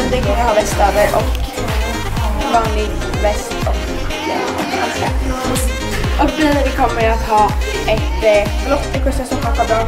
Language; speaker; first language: Swedish; native; Swedish